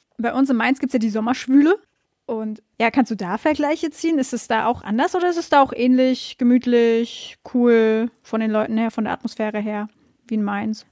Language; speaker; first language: German; native; German